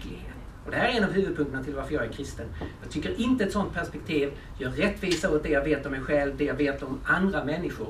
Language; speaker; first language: Swedish; native; Swedish